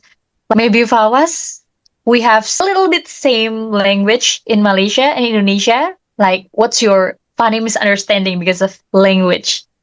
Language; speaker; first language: English; non-native, learner; Indonesian